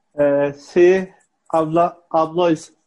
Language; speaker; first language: Spanish; non-native, learner; Turkish